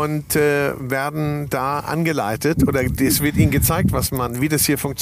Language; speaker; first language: German; native; German